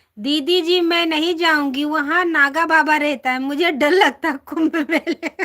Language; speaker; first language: Hindi; native; Hindi